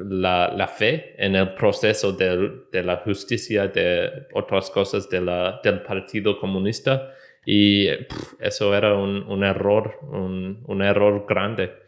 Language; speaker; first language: Spanish; non-native, learner; English